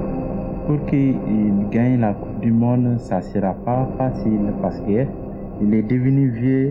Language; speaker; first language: French; non-native, learner; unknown